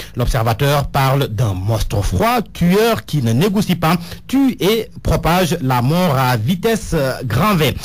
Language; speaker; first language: French; non-native, local second language; Wolof